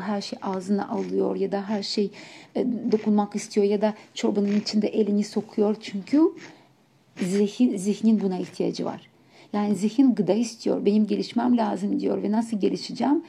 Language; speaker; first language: Turkish; non-native, fluent; Russian